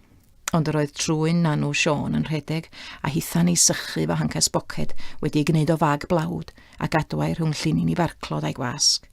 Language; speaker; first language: Welsh; native; Welsh